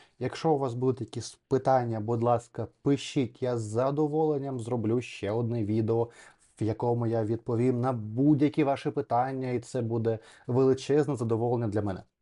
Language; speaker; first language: Ukrainian; non-native, local second language; Russian